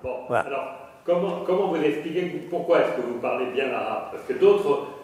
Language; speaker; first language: French; native; French